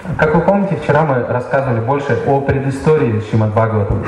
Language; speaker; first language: Russian; native; Russian